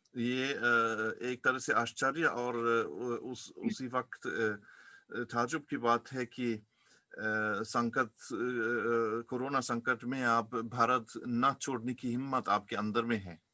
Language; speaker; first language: Hindi; non-native, fluent; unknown